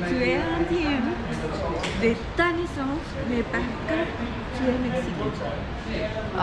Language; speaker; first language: French; non-native, fluent; Spanish